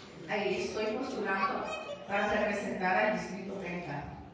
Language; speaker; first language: Spanish; early bilingual, heritage; Spanish